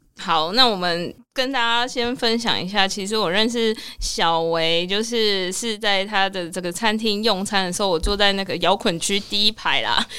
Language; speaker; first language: Chinese; native; Chinese